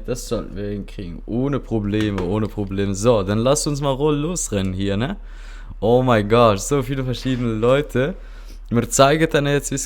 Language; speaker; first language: German; non-native, local second language; Swiss German